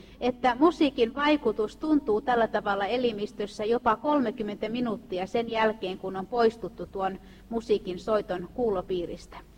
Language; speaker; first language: Finnish; native; Finnish